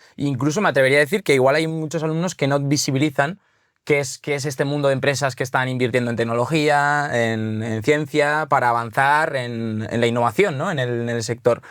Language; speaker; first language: Spanish; native; Spanish